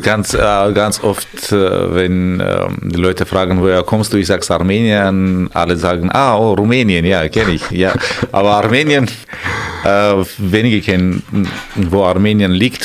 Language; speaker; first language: German; non-native, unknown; Armenian